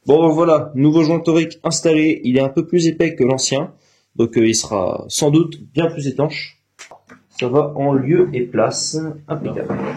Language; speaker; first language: French; native; French